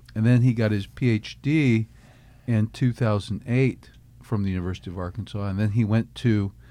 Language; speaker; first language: English; native; English